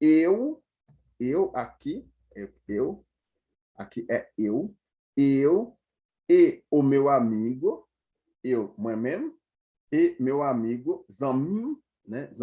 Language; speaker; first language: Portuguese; non-native, fluent; Haitian Creole